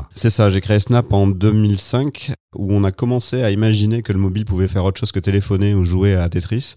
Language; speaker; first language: French; native; French